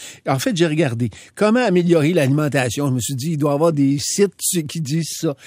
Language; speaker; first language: French; native; French